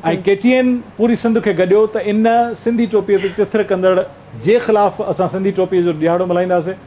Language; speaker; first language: Sindhi; native; Sindhi